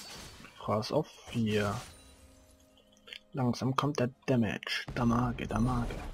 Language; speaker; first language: German; native; German